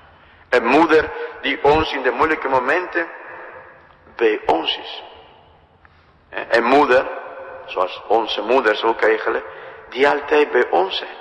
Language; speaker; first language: Dutch; non-native, fluent; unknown